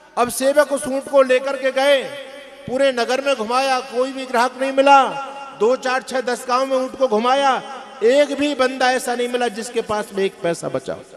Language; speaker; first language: Hindi; native; Hindi